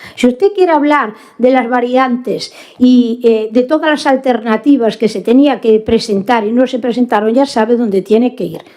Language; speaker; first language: Spanish; non-native, local second language; Galician